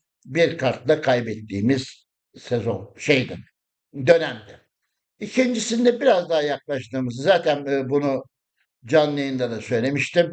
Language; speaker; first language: Turkish; native; Turkish